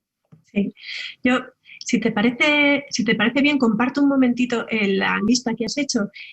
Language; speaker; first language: Spanish; native; Spanish